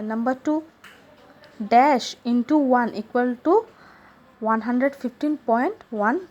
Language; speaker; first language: English; non-native, local second language; Assamese